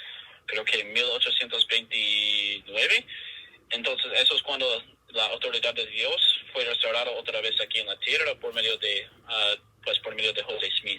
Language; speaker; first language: Spanish; non-native, fluent; English